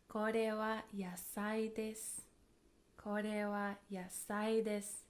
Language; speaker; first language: Japanese; non-native, fluent; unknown